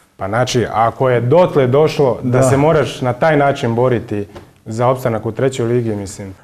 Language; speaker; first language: Croatian; native; Croatian